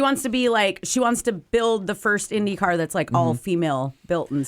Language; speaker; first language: English; native; English